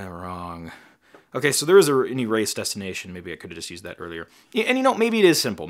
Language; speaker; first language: English; native; English